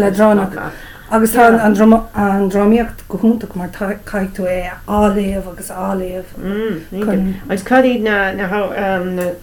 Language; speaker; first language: Irish; non-native, local second language; English